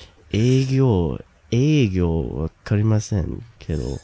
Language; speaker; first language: Japanese; non-native, learner; English